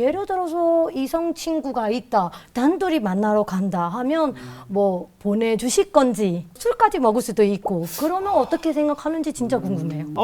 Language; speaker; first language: Korean; non-native, fluent; Burmese